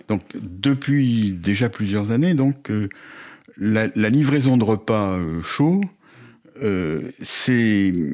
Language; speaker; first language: French; native; French